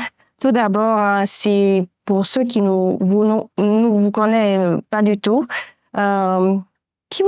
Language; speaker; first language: French; non-native, fluent; Romanian